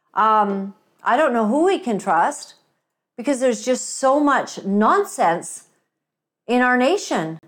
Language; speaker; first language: English; native; English